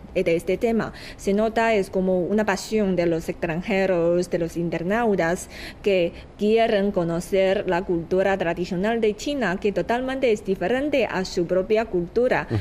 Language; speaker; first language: Spanish; non-native, fluent; Chinese